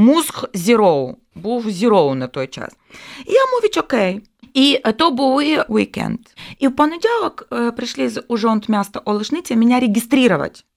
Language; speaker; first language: Ukrainian; non-native, local second language; Russian